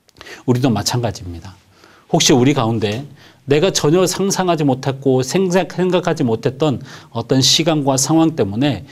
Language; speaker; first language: Korean; native; Korean